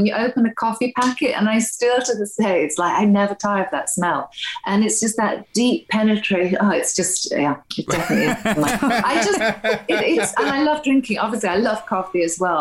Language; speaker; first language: English; native; English